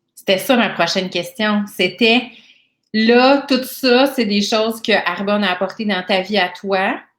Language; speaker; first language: French; native; French